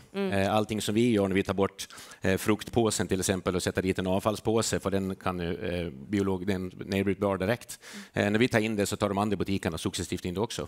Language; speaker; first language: Swedish; native; Swedish